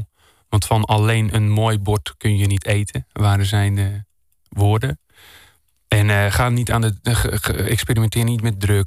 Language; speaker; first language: Dutch; native; Dutch